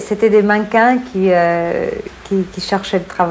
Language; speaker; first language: French; non-native, fluent; English